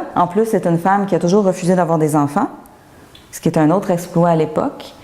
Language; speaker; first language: French; native; French